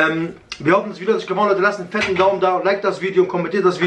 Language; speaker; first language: German; early bilingual, other home language; Kurdish